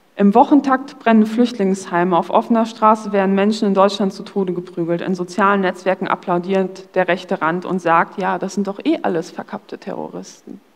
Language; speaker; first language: German; early bilingual, other home language; Polish